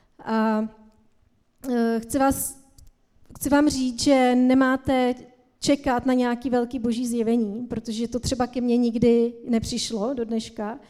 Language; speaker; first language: Czech; native; Czech